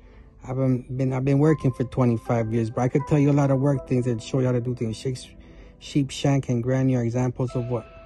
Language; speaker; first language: English; native; English